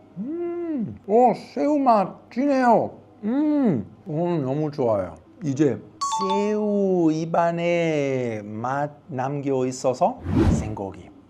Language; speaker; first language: Korean; non-native, learner; Italian